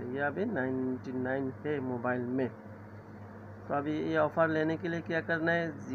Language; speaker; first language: Hindi; non-native, learner; Bangla